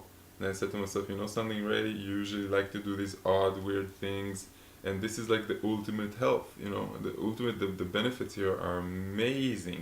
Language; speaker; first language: English; non-native, fluent; Hebrew